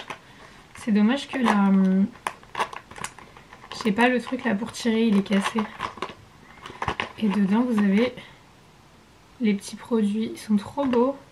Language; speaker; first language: French; native; French